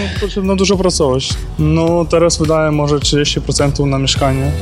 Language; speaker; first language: Polish; non-native, learner; Ukrainian